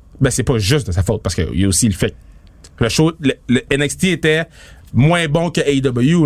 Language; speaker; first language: French; native; French